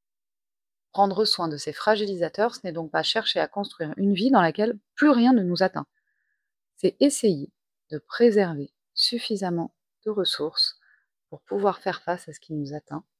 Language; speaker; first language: French; native; French